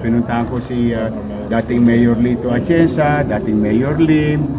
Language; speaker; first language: Filipino; native; Filipino